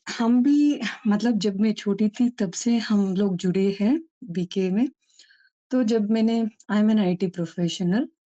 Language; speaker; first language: Hindi; non-native, local second language; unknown